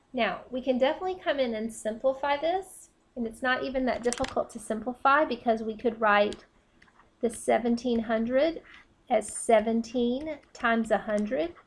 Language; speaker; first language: English; native; English